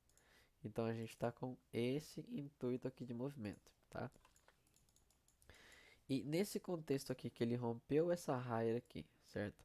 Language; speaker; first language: Portuguese; native; Portuguese